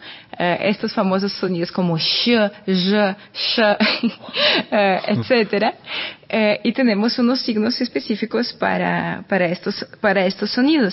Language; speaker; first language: Spanish; non-native, fluent; Russian